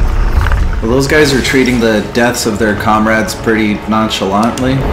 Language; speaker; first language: English; native; English